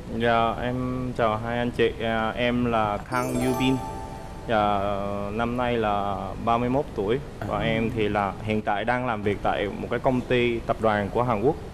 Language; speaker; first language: Vietnamese; early bilingual, other home language; Korean